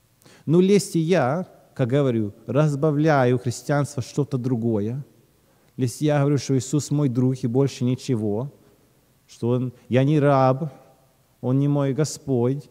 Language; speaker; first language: Russian; early bilingual, heritage; Russian